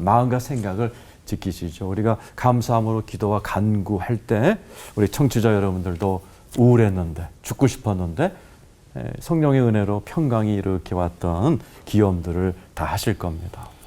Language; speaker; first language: Korean; native; Korean